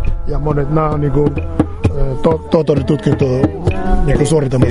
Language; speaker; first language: Finnish; non-native, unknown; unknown